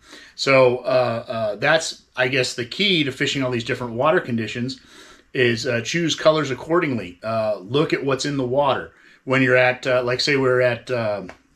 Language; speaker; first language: English; native; English